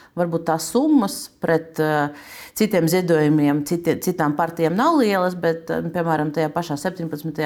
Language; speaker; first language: Latvian; non-native, local second language; Russian